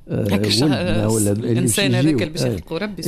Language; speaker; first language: Arabic; native; Arabic